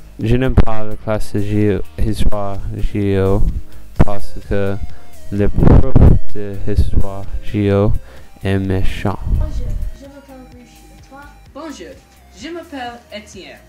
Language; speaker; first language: French; non-native, learner; English